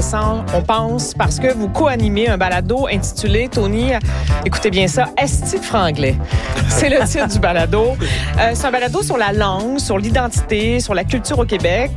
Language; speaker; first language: French; native; French